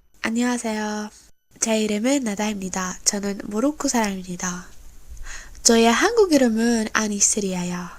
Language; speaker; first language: Korean; non-native, learner; Arabic